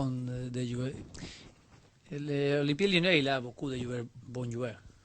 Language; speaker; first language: French; non-native, learner; Spanish